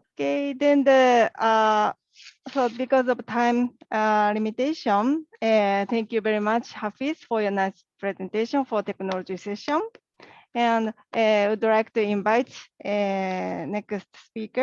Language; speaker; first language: English; non-native, learner; Japanese